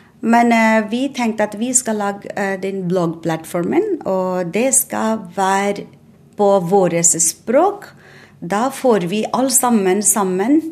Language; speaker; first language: Norwegian; non-native, fluent; Bangla